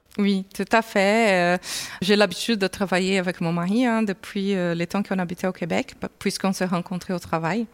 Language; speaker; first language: French; non-native, fluent; Portuguese